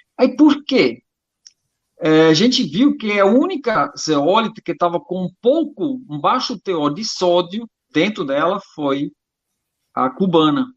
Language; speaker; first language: Portuguese; non-native, fluent; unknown